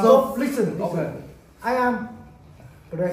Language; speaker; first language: English; non-native, learner; Vietnamese